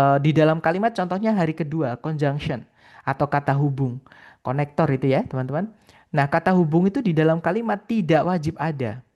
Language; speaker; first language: Indonesian; non-native, local second language; Javanese